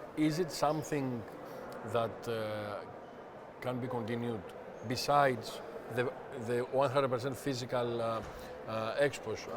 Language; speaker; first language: English; non-native, fluent; Greek